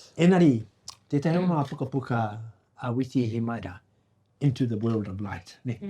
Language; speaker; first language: Māori; native; Māori